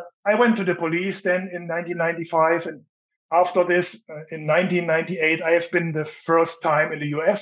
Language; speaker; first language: English; non-native, fluent; German